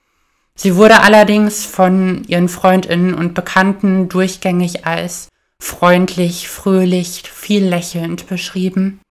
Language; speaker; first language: German; native; German